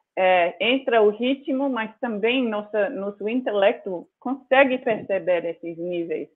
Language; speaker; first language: Portuguese; non-native, fluent; English